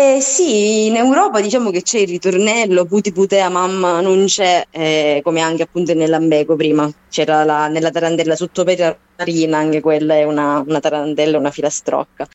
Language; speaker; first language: Italian; native; Italian